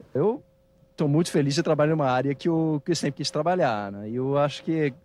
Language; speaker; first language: Portuguese; non-native, fluent; French